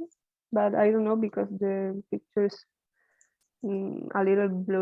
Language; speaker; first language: English; non-native, learner; Spanish